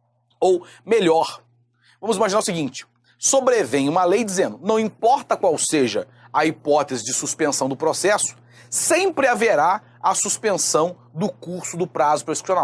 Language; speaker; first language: Portuguese; native; Portuguese